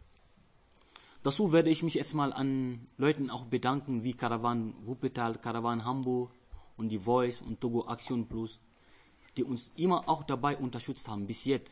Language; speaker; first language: German; non-native, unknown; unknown